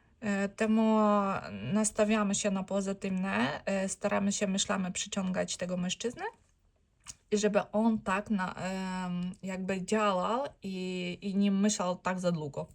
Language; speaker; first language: Polish; non-native, learner; Ukrainian